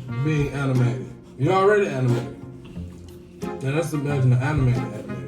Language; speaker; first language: English; native; English